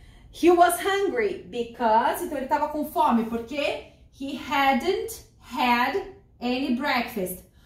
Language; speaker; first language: English; non-native, fluent; Portuguese